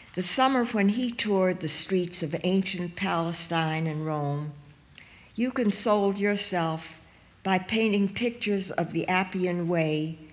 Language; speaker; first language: English; native; English